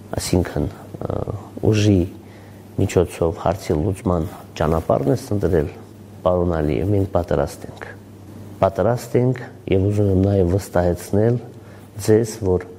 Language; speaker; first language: Armenian; native; Armenian